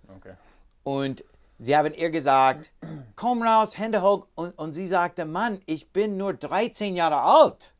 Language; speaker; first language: German; non-native, learner; English